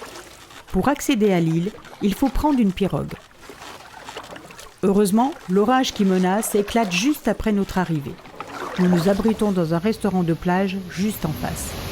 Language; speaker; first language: French; native; French